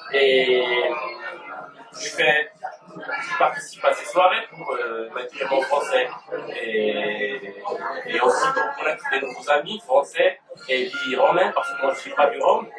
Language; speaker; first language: French; non-native, learner; Italian